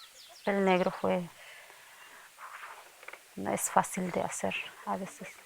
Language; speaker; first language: Spanish; non-native, local second language; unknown